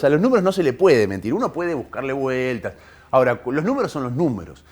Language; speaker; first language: Spanish; native; Spanish